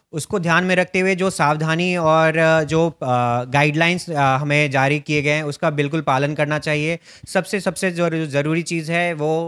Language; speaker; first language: Hindi; native; Hindi